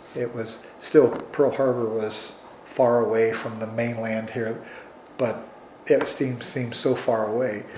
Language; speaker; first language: English; native; English